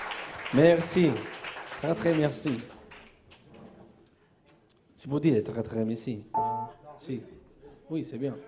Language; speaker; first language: French; non-native, learner; Italian